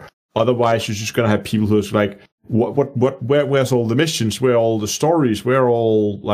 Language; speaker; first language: English; non-native, fluent; Danish